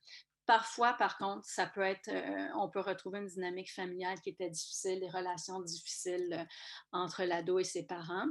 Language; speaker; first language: French; native; French